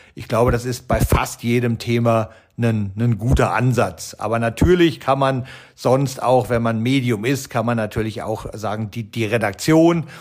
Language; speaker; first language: German; native; German